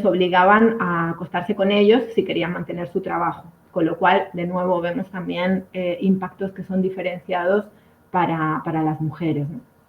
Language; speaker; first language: Spanish; native; Spanish